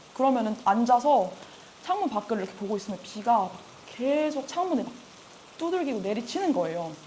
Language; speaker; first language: Korean; native; Korean